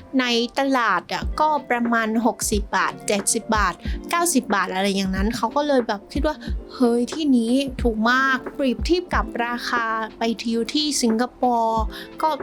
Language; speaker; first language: Thai; non-native, fluent; Vietnamese